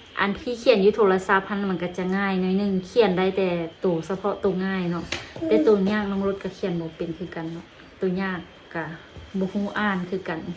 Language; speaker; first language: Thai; non-native, learner; Lao